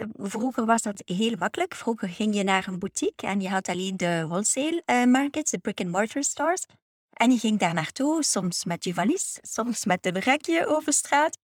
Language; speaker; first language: Dutch; native; Dutch